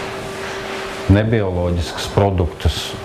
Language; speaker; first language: Russian; non-native, local second language; Latvian